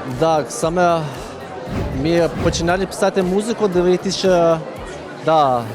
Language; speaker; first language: Ukrainian; non-native, learner; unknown